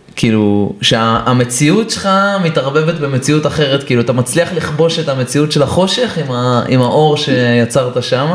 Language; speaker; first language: Hebrew; native; Hebrew